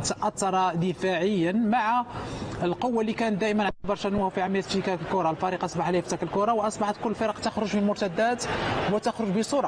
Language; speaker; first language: Arabic; native; Arabic